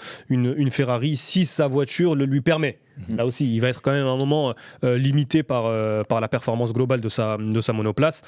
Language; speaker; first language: French; native; French